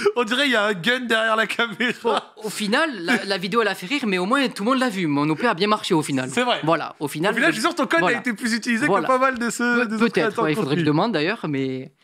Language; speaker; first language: French; native; French